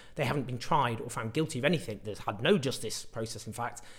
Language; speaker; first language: English; native; English